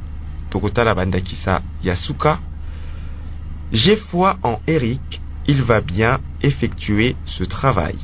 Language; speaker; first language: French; non-native, local second language; Lingala